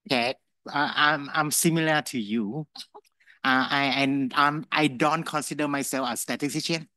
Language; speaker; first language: English; non-native, fluent; Thai